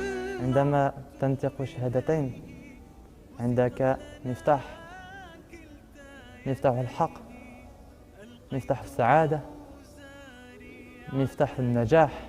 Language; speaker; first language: Arabic; non-native, learner; French